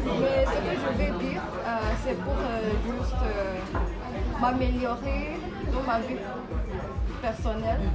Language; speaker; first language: French; non-native, learner; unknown